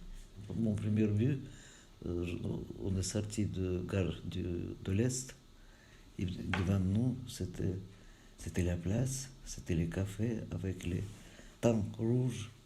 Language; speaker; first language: French; non-native, fluent; Russian